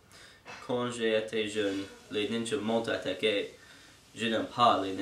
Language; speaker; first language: French; non-native, learner; English